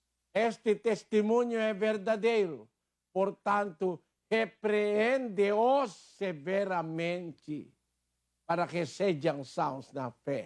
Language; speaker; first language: Portuguese; non-native, learner; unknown